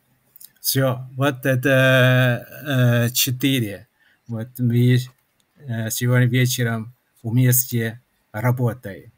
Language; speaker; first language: Russian; non-native, fluent; Chinese